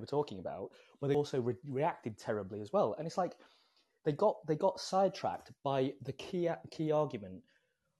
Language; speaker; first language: English; native; English